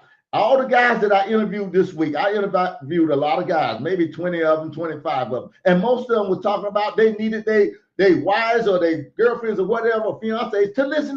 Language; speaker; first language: English; native; English